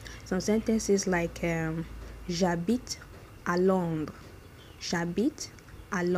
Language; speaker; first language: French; non-native, fluent; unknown